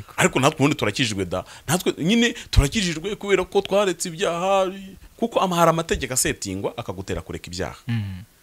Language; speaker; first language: Kinyarwanda; native; Kinyarwanda